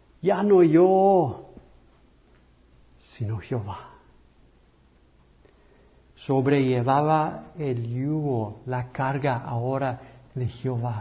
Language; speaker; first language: Spanish; early bilingual, heritage; English